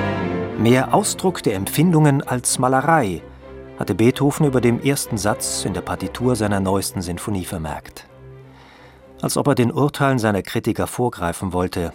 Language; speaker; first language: German; native; German